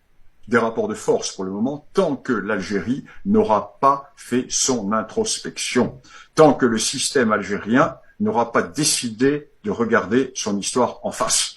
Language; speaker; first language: French; native; French